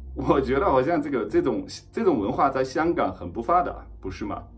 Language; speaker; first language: Chinese; non-native, fluent; German